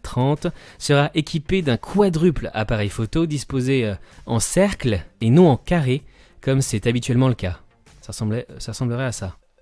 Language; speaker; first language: French; native; French